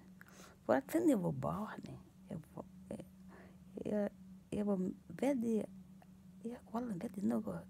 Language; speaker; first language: Swedish; non-native, learner; Portuguese